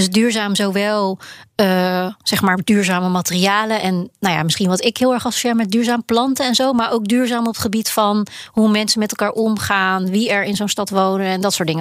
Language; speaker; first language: Dutch; native; Dutch